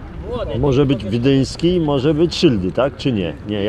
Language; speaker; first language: Polish; native; Polish